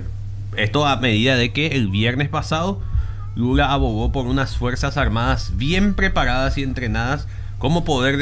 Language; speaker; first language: Spanish; native; Spanish